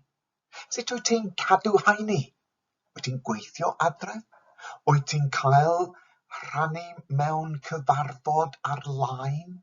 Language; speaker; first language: Welsh; non-native, local second language; English